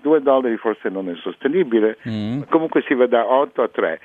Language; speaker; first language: Italian; non-native, fluent; English